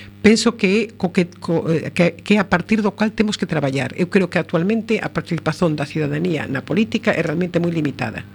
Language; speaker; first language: Galician; native; Galician